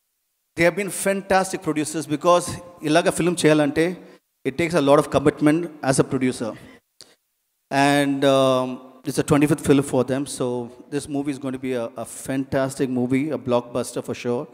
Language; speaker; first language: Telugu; non-native, learner; Tamil